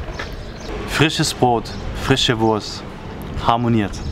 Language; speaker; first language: German; native; German